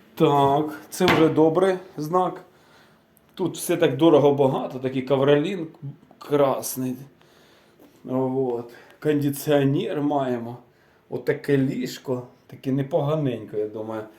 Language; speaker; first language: Ukrainian; non-native, local second language; Russian